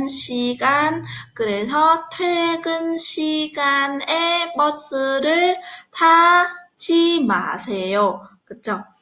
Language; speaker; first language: Korean; non-native, fluent; Vietnamese